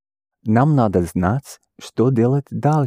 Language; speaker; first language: Russian; non-native, learner; English